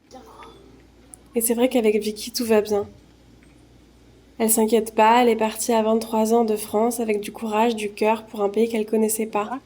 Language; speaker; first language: French; native; French